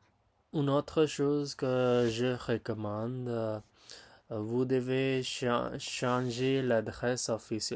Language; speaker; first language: French; non-native, learner; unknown